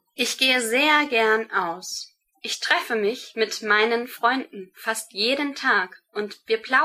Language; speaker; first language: German; non-native, learner; English